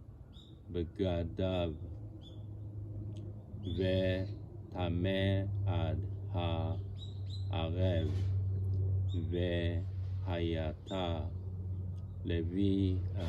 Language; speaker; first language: Hebrew; non-native, learner; Japanese